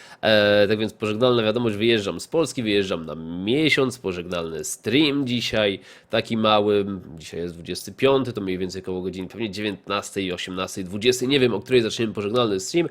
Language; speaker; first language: Polish; native; Polish